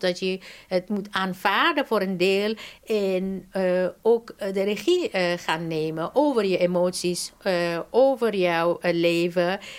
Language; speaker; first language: Dutch; non-native, fluent; Persian